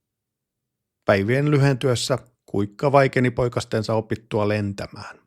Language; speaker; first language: Finnish; native; Finnish